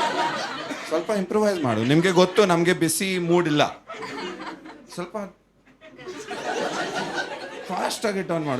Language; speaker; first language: Kannada; non-native, learner; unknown